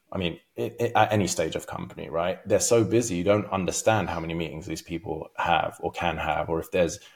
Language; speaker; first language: English; native; English